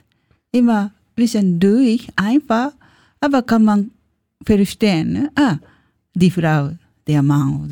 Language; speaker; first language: German; non-native, learner; Japanese